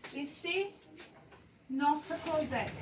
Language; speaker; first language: French; non-native, learner; Portuguese